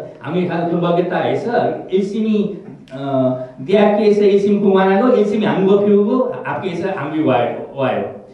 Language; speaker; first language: Korean; non-native, fluent; Nepali